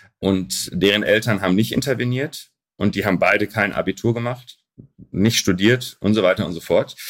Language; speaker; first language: German; early bilingual, other home language; Arabic